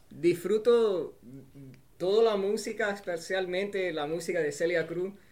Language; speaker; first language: Spanish; early bilingual, heritage; Spanish